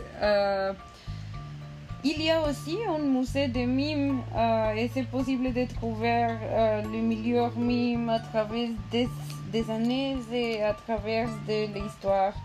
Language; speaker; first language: French; non-native, learner; Spanish